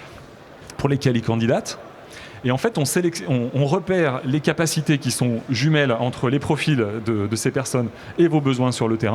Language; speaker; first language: French; native; French